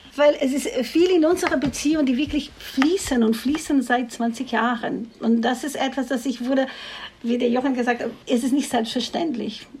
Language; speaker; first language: German; non-native, fluent; Portuguese